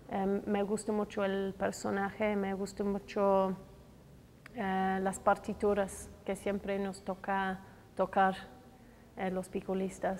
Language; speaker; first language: Spanish; non-native, fluent; English